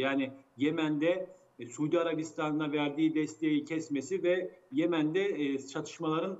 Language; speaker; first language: Turkish; native; Turkish